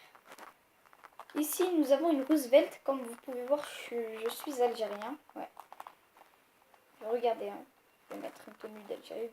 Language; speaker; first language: French; native; French